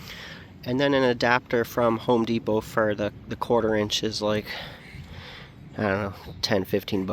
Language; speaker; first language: English; native; English